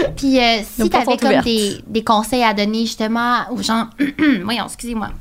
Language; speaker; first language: French; native; French